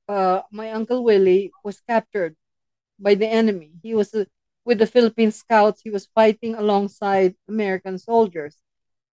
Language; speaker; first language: English; non-native, local second language; Filipino